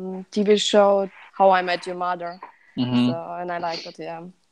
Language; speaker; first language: English; non-native, learner; Russian